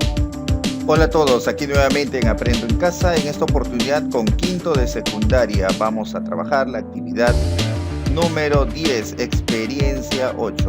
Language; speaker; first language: Spanish; native; Spanish